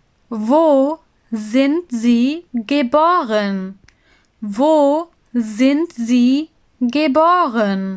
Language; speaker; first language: German; non-native, fluent; Urdu